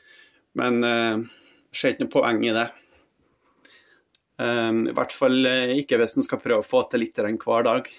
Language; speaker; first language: Norwegian; native; Norwegian